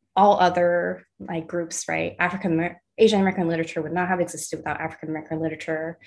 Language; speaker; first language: English; early bilingual, other home language; Chinese